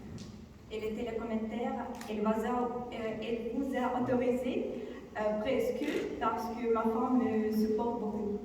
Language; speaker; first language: French; non-native, fluent; Ukrainian